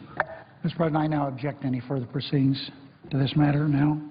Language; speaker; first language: English; native; English